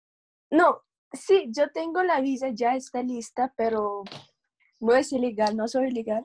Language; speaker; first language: Spanish; non-native, learner; English